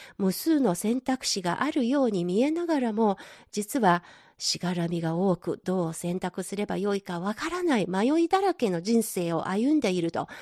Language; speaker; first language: Japanese; non-native, fluent; Chinese